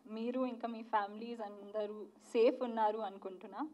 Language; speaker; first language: Telugu; non-native, learner; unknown